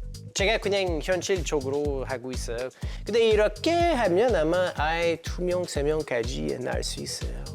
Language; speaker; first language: Korean; non-native, fluent; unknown